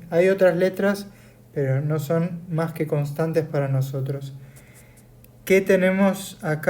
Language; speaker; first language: Spanish; native; Spanish